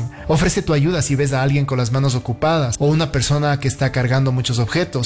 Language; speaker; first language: Spanish; native; Spanish